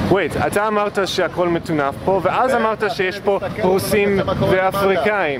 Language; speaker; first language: Hebrew; non-native, fluent; English